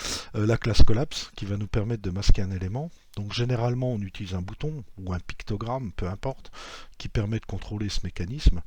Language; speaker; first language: French; native; French